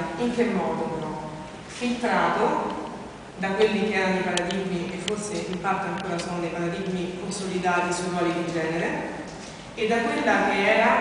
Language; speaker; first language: Italian; native; Italian